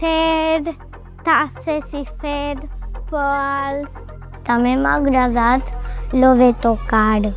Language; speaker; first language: Catalan; non-native, local second language; Spanish